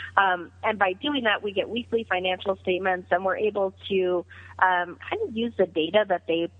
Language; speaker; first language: English; native; English